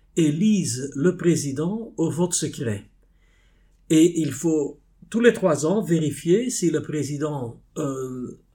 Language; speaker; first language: French; non-native, fluent; Dutch